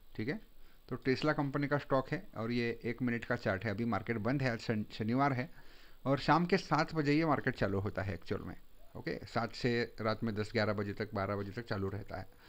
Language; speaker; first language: Hindi; non-native, local second language; Marathi